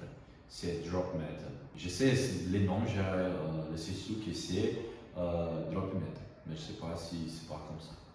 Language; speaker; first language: French; non-native, learner; Portuguese